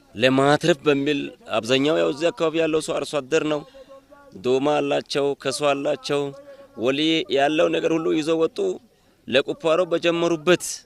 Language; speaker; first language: Amharic; non-native, local second language; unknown